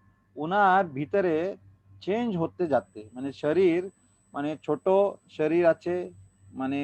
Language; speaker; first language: Bangla; non-native, learner; Hindi